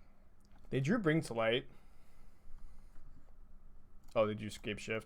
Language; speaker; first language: English; native; English